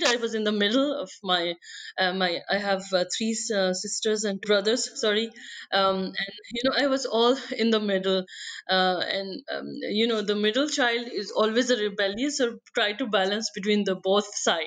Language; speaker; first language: English; non-native, local second language; Punjabi